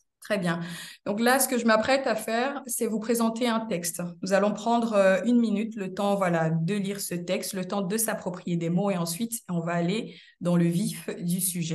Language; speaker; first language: French; native; French